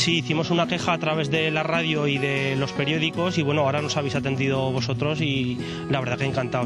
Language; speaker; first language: Spanish; native; Spanish